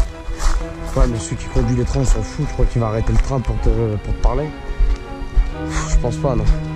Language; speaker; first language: French; native; French